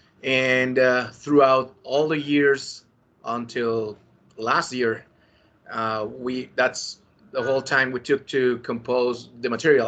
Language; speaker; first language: English; non-native, fluent; Spanish